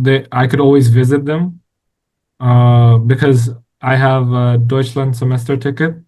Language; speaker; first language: English; non-native, fluent; Indonesian